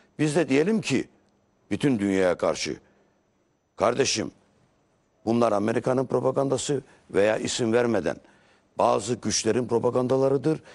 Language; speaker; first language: Turkish; native; Turkish